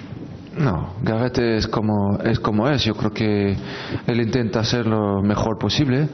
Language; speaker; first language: Spanish; non-native, fluent; French